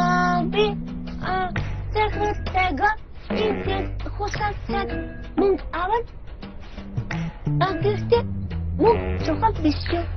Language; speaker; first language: Mongolian; non-native, learner; Korean